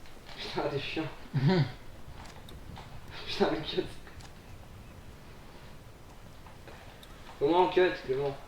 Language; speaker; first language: French; native; French